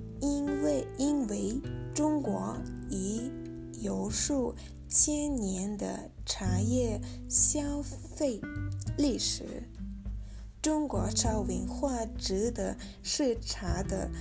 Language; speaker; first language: Chinese; non-native, learner; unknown